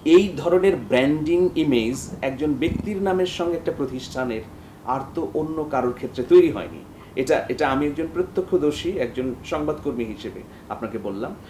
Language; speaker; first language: Bangla; native; Bangla